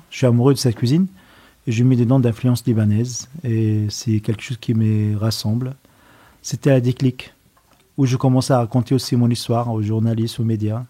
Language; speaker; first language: French; non-native, fluent; Arabic